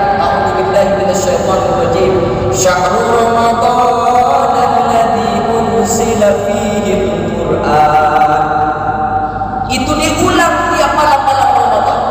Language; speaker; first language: Malay; non-native, local second language; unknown